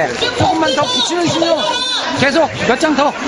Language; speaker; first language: Korean; native; Korean